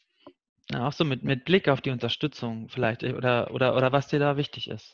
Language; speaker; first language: German; native; German